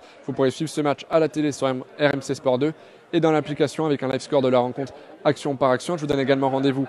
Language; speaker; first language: French; native; French